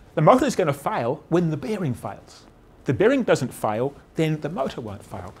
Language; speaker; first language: English; native; English